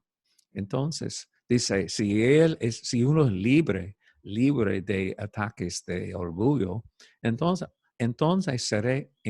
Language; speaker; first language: Spanish; non-native, fluent; English